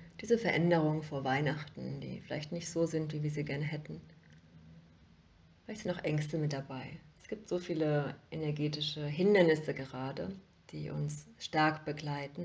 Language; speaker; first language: German; native; German